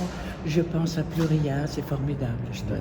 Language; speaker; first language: French; non-native, fluent; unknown